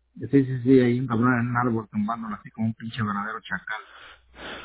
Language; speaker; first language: Spanish; native; Spanish